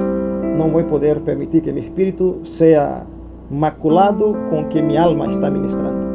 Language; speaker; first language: Spanish; non-native, fluent; Portuguese